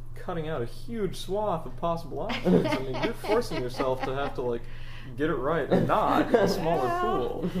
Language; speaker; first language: English; native; English